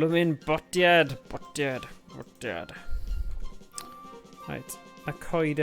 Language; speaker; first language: Welsh; native; Welsh